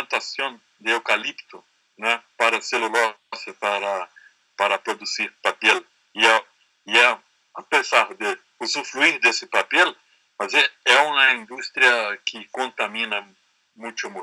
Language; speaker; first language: Spanish; non-native, learner; Portuguese